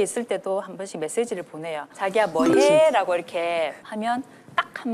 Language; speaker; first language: Korean; native; Korean